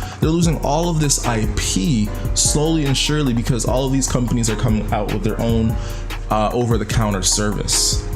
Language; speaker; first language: English; native; English